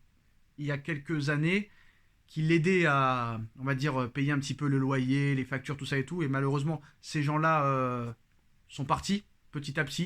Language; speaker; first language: French; native; French